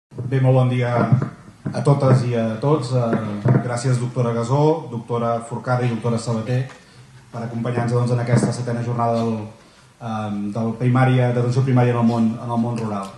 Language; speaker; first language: Catalan; native; Catalan